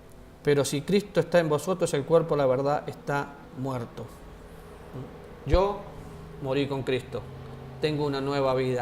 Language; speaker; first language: Spanish; native; Spanish